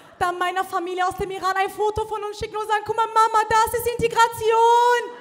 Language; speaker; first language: German; early bilingual, other home language; Persian